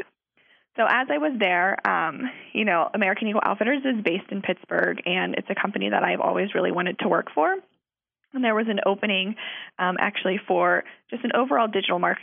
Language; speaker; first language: English; native; English